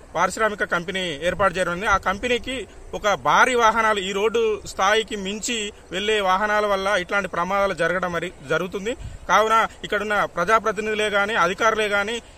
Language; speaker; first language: Telugu; native; Telugu